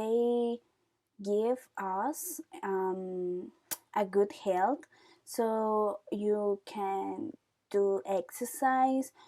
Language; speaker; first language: English; non-native, learner; Spanish